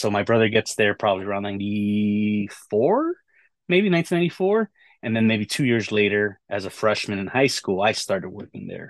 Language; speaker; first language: English; native; English